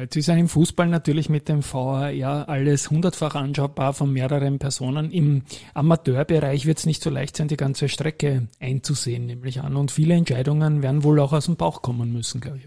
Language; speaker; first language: German; native; German